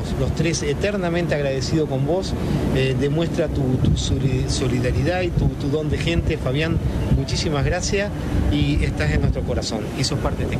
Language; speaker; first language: Spanish; native; Spanish